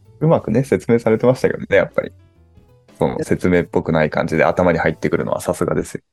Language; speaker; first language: Japanese; native; Japanese